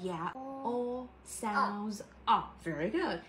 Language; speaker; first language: English; non-native, fluent; Thai